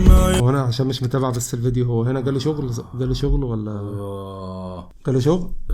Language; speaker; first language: Arabic; native; Arabic